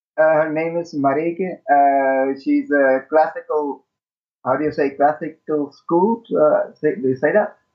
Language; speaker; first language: English; non-native, fluent; Dutch